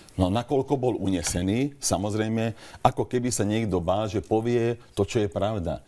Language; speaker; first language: Slovak; non-native, local second language; Hungarian